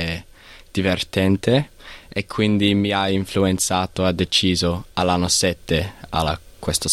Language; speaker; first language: Italian; non-native, learner; English